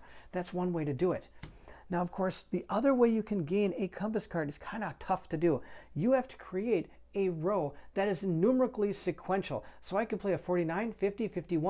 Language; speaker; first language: English; native; English